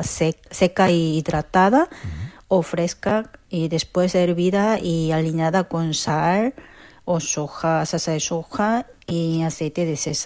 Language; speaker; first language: Spanish; non-native, fluent; Korean